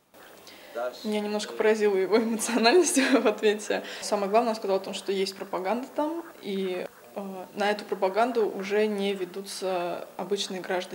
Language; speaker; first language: Russian; native; Russian